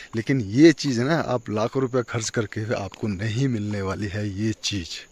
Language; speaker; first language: Hindi; native; Hindi